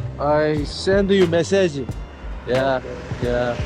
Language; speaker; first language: English; non-native, learner; Korean